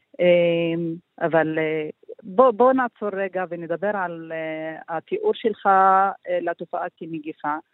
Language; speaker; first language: Hebrew; non-native, local second language; Arabic